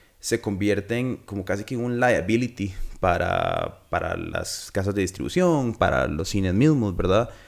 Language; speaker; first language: Spanish; native; Spanish